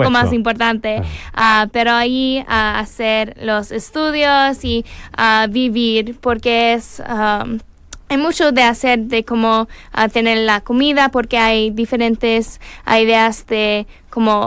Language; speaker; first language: Spanish; non-native, learner; English